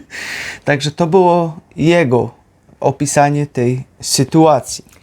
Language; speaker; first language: Polish; native; Polish